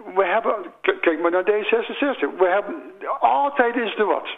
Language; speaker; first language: Dutch; non-native, fluent; English